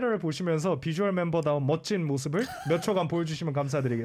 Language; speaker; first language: Korean; native; Korean